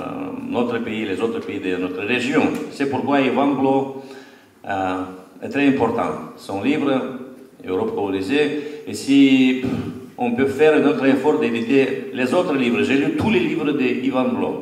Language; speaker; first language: French; non-native, fluent; Romanian